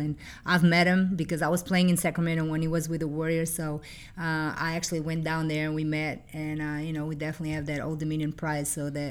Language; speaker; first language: English; non-native, fluent; Portuguese